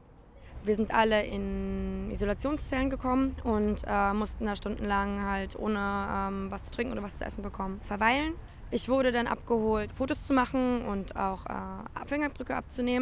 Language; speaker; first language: German; native; German